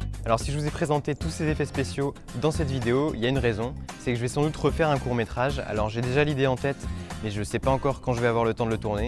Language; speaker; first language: French; native; French